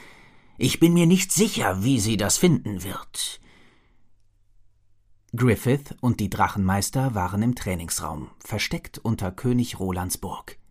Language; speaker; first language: German; native; German